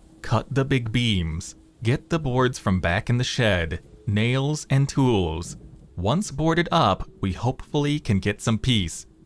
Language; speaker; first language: English; native; English